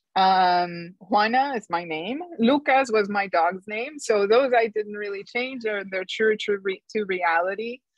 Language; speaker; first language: English; non-native, fluent; Spanish